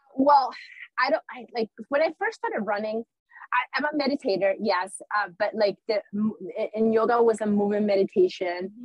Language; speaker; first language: English; early bilingual, other home language; Spanish